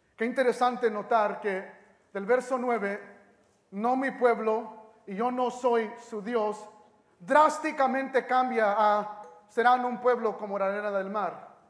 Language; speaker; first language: Spanish; early bilingual, heritage; Spanish